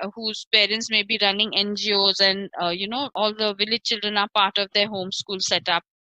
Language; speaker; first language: English; non-native, local second language; Marathi